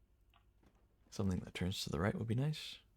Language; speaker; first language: English; native; English